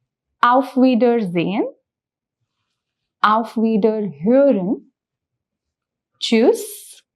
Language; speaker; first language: German; non-native, fluent; English